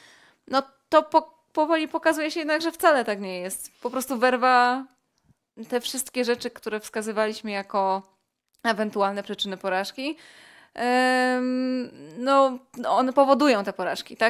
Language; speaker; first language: Polish; native; Polish